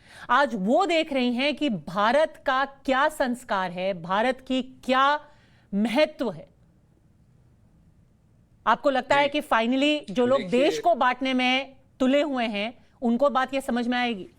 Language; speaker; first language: Hindi; native; Hindi